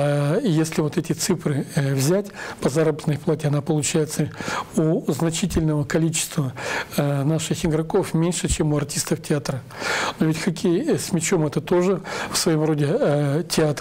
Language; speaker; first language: Russian; native; Russian